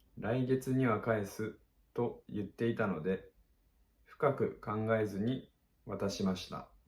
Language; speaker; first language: Japanese; native; Japanese